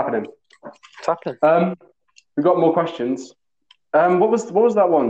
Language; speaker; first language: English; native; English